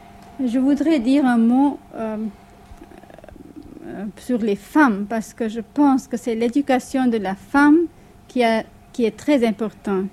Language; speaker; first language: French; non-native, fluent; Hindi